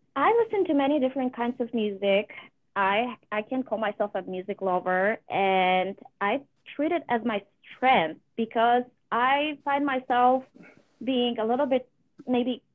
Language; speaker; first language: English; non-native, fluent; Polish